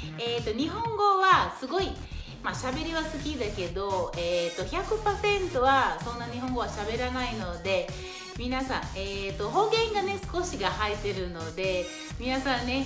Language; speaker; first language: Japanese; non-native, learner; Portuguese